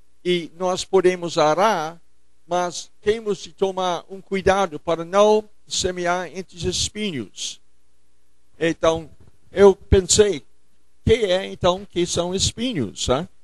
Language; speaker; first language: Portuguese; non-native, fluent; English